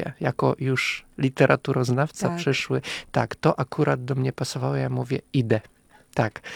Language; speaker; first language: Polish; non-native, fluent; Russian